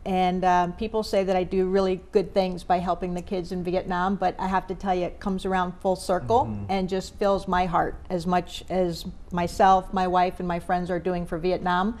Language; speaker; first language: English; native; English